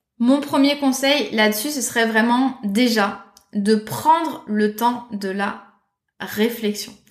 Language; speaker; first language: French; native; French